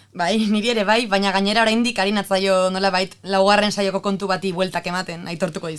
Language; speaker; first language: Basque; native; Basque